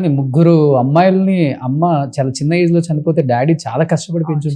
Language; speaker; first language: Telugu; native; Telugu